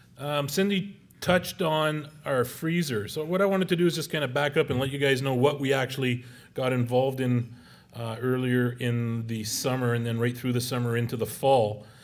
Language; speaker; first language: English; native; English